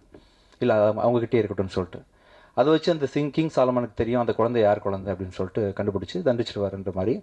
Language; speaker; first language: Tamil; native; Tamil